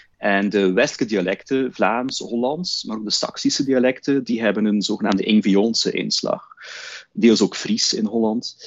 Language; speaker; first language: Dutch; native; Dutch